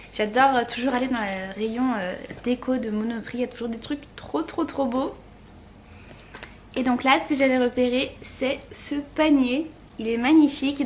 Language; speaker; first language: French; native; French